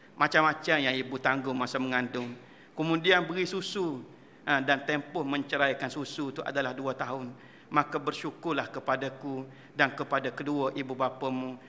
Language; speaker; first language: Malay; native; Malay